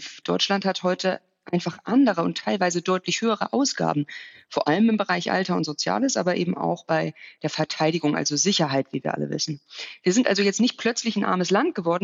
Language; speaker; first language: German; native; German